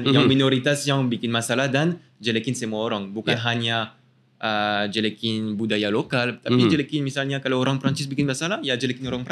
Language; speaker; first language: Indonesian; non-native, fluent; French